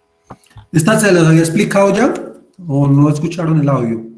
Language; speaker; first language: Spanish; native; Spanish